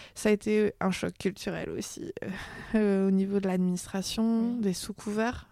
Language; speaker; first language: French; native; French